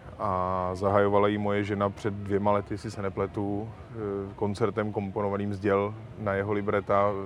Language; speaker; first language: Czech; native; Czech